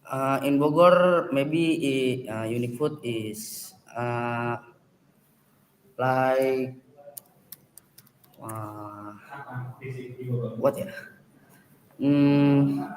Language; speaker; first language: English; non-native, learner; Indonesian